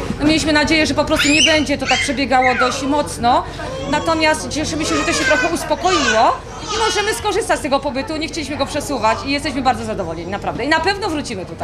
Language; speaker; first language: Polish; native; Polish